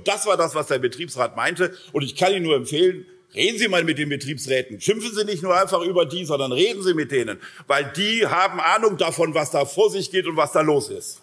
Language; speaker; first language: German; native; German